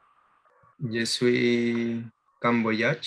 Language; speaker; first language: French; non-native, learner; Spanish